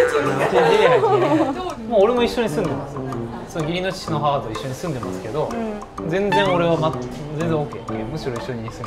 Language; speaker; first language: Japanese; native; Japanese